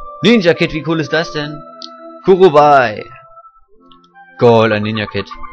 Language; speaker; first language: German; native; German